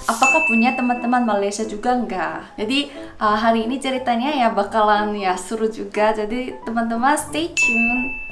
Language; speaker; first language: Indonesian; non-native, fluent; Korean